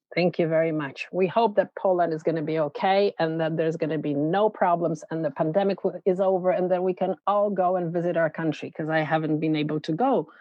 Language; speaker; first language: English; non-native, fluent; Polish